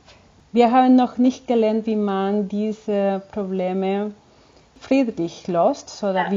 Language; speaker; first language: German; non-native, fluent; Spanish